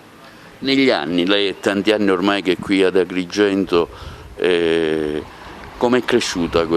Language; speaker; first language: Italian; native; Italian